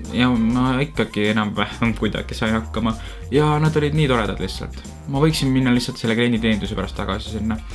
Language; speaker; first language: Estonian; early bilingual, heritage; Estonian